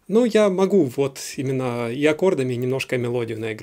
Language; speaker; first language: Russian; native; Russian